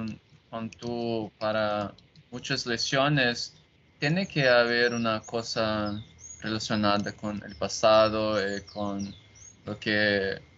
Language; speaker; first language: Spanish; non-native, learner; Portuguese